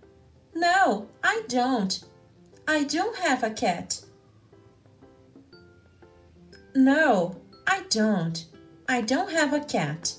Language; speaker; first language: English; non-native, fluent; Portuguese